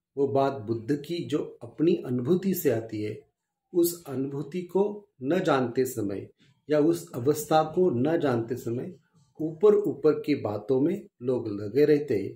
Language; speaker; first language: Hindi; non-native, local second language; Marathi